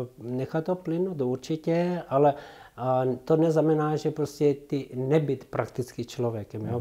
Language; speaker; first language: Czech; non-native, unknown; Tibetan